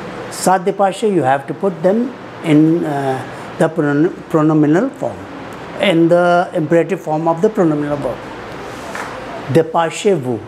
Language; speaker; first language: English; non-native, local second language; Hindi